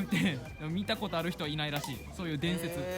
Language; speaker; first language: Japanese; native; Japanese